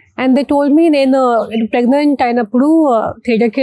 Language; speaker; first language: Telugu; non-native, local second language; Hindi